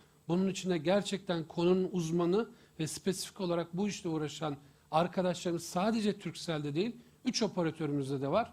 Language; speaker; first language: Turkish; native; Turkish